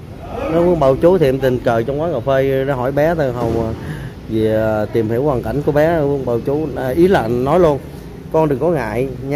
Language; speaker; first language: Vietnamese; native; Vietnamese